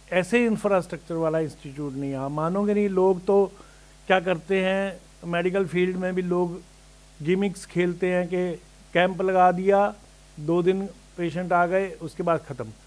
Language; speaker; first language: Hindi; native; Hindi